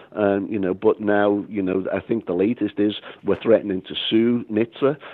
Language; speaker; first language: English; native; English